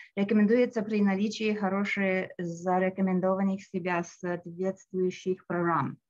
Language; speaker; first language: Russian; non-native, fluent; English